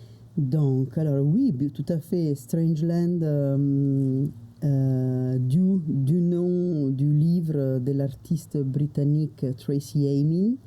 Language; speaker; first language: French; non-native, fluent; Italian